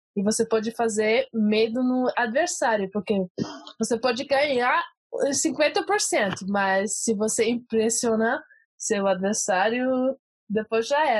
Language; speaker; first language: Portuguese; early bilingual, heritage; Portuguese